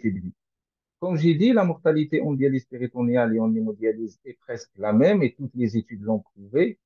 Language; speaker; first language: French; non-native, local second language; Arabic